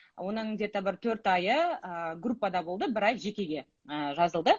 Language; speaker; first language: Russian; non-native, local second language; Kazakh